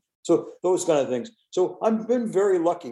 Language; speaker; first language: English; native; English